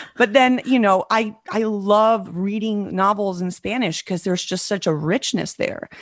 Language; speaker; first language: English; early bilingual, other home language; Spanish